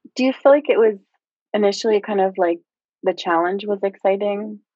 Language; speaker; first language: English; native; English